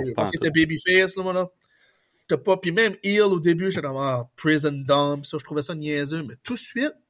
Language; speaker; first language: French; native; French